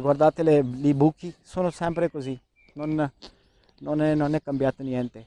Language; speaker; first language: Italian; non-native, learner; Urdu